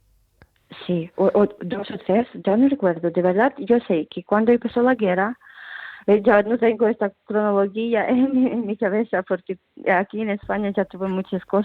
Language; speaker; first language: Spanish; non-native, fluent; Ukrainian